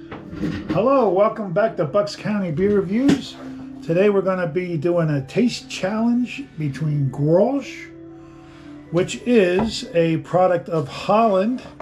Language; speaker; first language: English; native; English